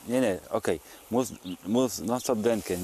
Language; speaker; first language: German; non-native, learner; Polish